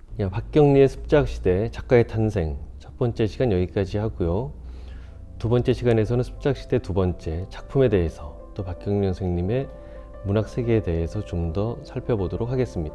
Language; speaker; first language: Korean; native; Korean